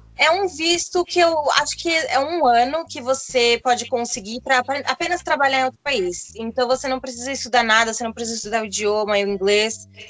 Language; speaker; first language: Portuguese; native; Portuguese